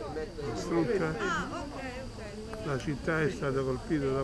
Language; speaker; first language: Italian; native; Italian